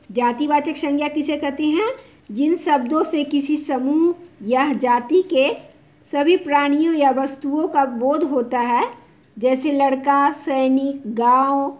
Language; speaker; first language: Hindi; non-native, local second language; Bangla